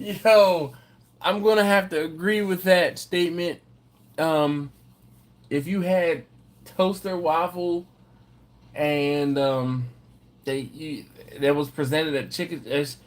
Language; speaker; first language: English; native; English